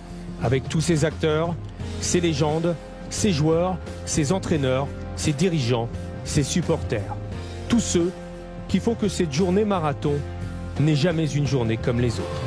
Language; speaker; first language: French; native; French